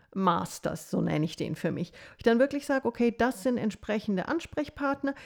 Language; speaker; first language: German; native; German